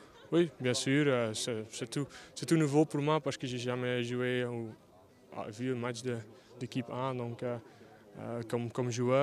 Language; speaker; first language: French; non-native, local second language; Dutch